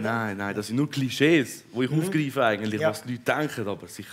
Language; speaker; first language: German; early bilingual, other home language; Albanian